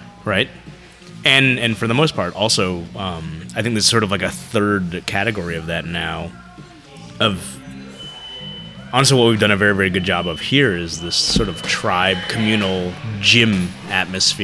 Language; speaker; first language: English; early bilingual, other home language; Vietnamese